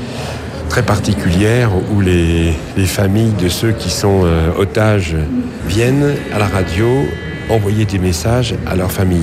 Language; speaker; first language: French; native; French